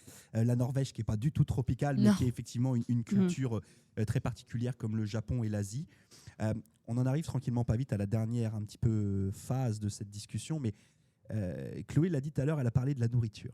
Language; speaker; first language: French; native; French